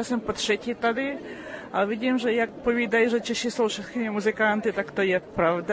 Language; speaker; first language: Czech; early bilingual, heritage; Czech